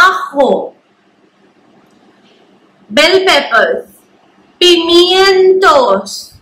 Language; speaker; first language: Spanish; non-native, fluent; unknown